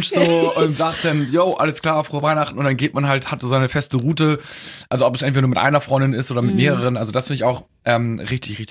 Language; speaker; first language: German; native; German